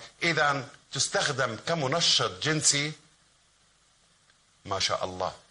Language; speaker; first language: Arabic; native; Arabic